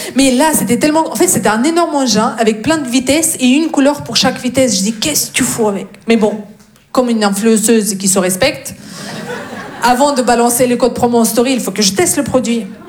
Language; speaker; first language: French; non-native, fluent; Russian